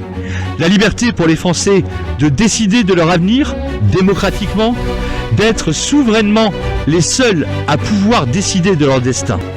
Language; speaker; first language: French; native; French